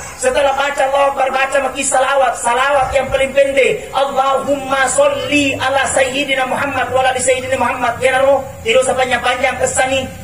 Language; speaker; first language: Indonesian; non-native, local second language; Buginese